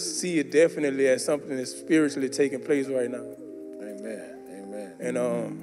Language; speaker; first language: English; native; English